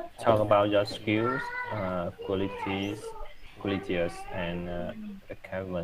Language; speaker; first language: English; non-native, learner; Vietnamese